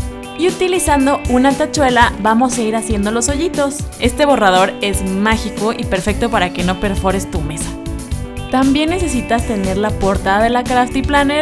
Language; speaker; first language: Spanish; native; Spanish